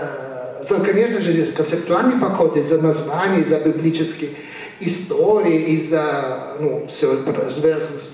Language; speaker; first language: Russian; non-native, fluent; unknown